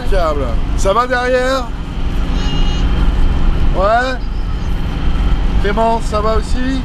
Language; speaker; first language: French; native; French